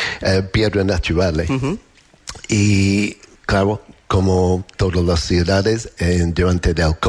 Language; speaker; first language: Spanish; non-native, learner; English